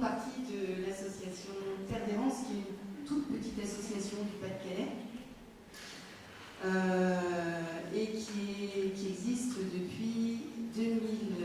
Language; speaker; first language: French; native; French